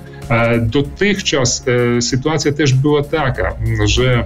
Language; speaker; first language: Polish; early bilingual, heritage; Polish